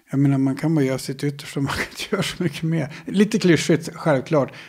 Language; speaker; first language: Swedish; native; Swedish